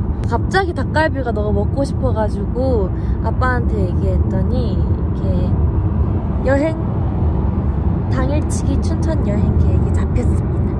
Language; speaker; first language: Korean; native; Korean